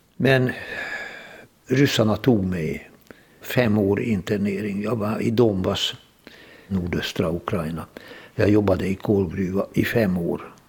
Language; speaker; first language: Swedish; non-native, fluent; Hungarian